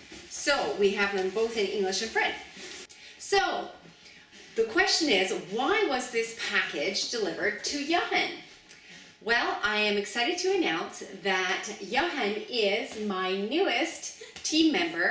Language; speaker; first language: English; native; English